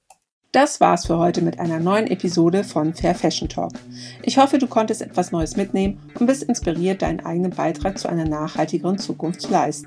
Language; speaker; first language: German; native; German